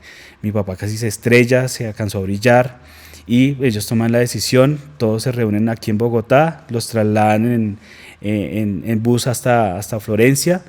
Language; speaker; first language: Spanish; native; Spanish